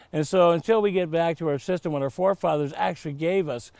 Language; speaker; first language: English; native; English